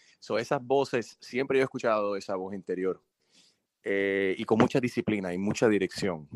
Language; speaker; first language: Spanish; early bilingual, heritage; Spanish